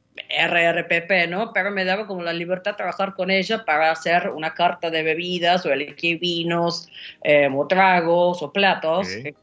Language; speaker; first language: Spanish; non-native, fluent; English